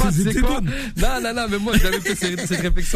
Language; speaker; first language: French; early bilingual, other home language; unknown